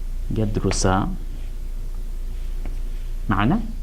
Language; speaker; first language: Arabic; non-native, fluent; English